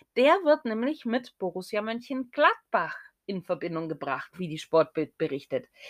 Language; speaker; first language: German; native; German